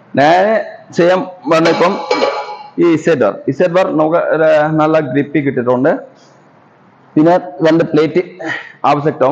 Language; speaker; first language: Malayalam; non-native, learner; Assamese